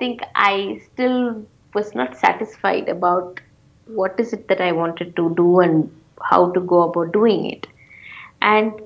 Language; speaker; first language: English; non-native, local second language; Tamil